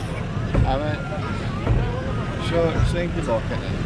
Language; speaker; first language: Swedish; native; Swedish